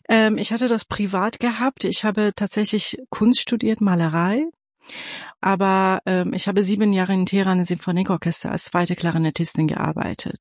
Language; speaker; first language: German; non-native, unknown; Persian